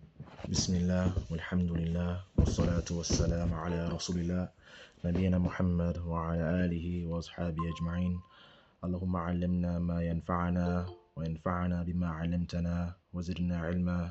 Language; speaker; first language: Arabic; non-native, fluent; English